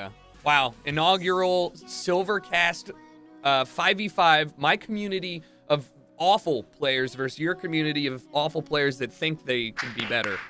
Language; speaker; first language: English; native; English